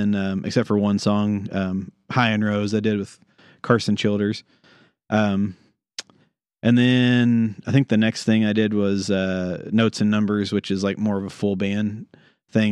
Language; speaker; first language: English; native; English